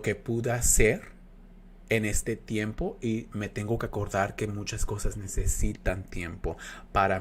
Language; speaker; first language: Spanish; early bilingual, other home language; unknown